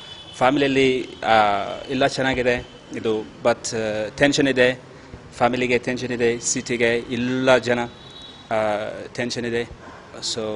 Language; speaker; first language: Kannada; non-native, learner; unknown